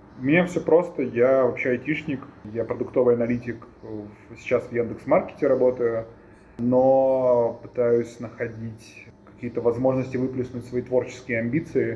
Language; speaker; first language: Russian; native; Russian